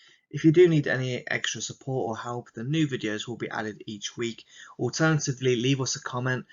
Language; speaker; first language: English; native; English